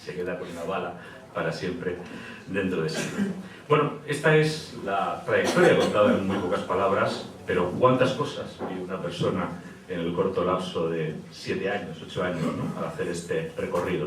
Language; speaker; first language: Spanish; native; Spanish